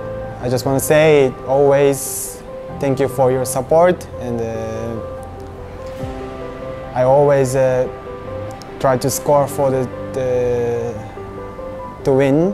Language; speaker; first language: English; non-native, learner; Japanese